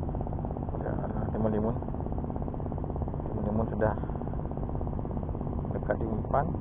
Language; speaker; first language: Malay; non-native, local second language; Balinese